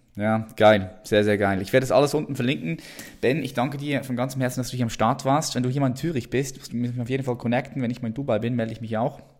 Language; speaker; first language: German; native; German